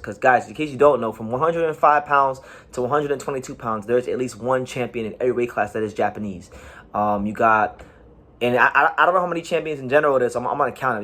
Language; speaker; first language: English; native; English